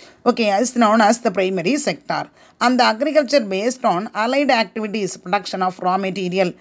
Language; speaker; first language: English; non-native, local second language; Tamil